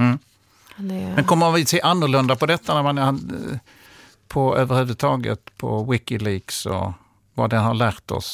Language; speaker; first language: Swedish; native; Swedish